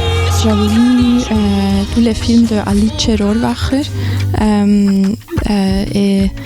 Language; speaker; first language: French; non-native, fluent; German